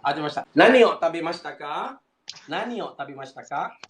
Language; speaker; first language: Japanese; non-native, fluent; Malay